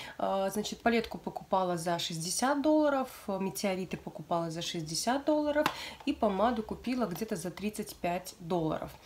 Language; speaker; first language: Russian; native; Russian